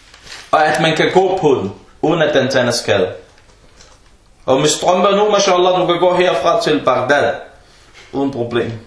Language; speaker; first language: Danish; non-native, fluent; Arabic